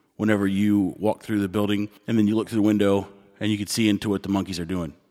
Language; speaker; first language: English; native; English